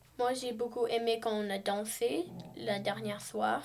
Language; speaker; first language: French; non-native, learner; English